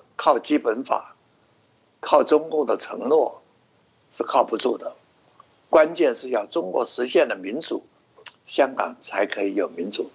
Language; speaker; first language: Chinese; non-native, local second language; Cantonese